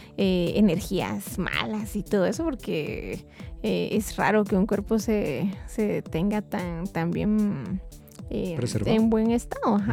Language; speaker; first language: Spanish; native; Spanish